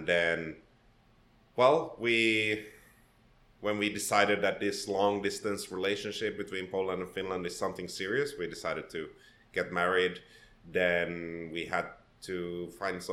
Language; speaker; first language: English; non-native, fluent; Swedish